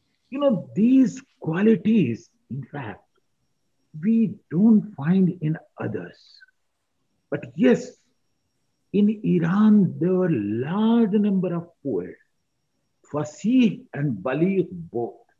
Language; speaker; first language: English; non-native, local second language; Urdu